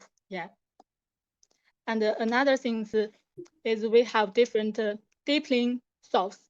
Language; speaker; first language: English; non-native, learner; Chinese